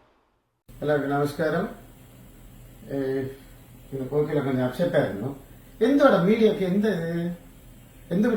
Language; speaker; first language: Malayalam; non-native, fluent; Tamil